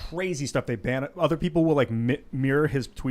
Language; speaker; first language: English; native; English